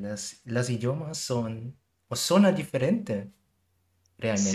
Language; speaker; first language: Spanish; non-native, learner; German